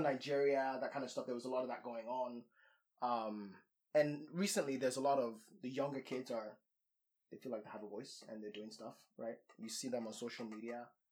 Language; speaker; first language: English; non-native, local second language; Yoruba